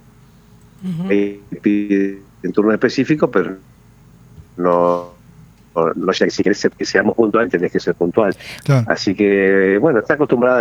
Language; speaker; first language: Spanish; native; Spanish